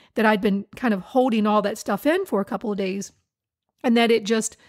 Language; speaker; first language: English; native; English